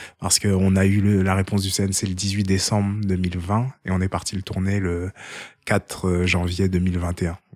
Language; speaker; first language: French; early bilingual, other home language; Haitian Creole